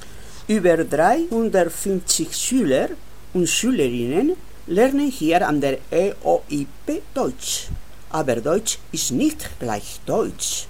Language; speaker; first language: German; non-native, learner; Spanish